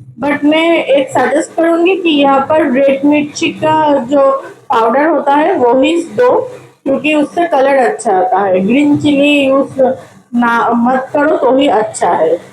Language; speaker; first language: Hindi; non-native, local second language; Bangla